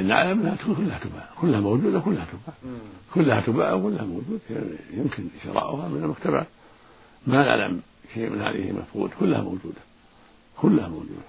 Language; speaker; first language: Arabic; native; Arabic